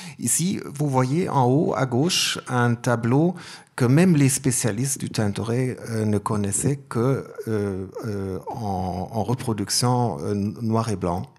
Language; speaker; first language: French; non-native, fluent; German